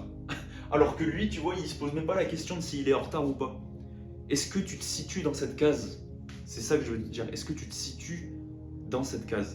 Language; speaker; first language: French; native; French